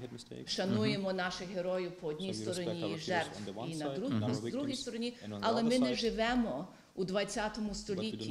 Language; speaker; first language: Ukrainian; early bilingual, heritage; Ukrainian